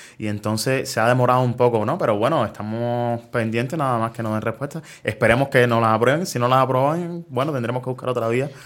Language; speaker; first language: Spanish; native; Spanish